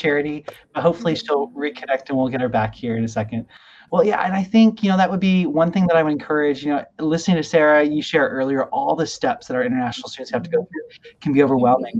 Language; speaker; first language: English; native; English